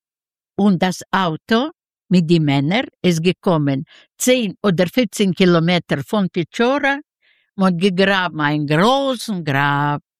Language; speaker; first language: German; non-native, learner; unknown